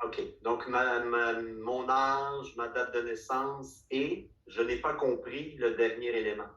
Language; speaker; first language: French; native; French